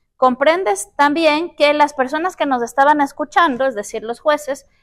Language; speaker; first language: Spanish; native; Spanish